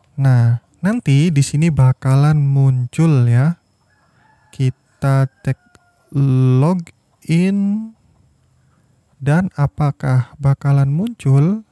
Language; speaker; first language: Indonesian; native; Indonesian